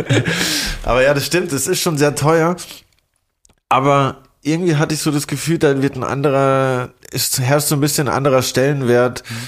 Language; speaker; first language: German; native; German